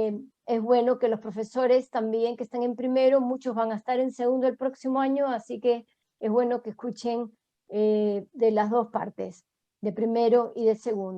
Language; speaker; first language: Spanish; native; Spanish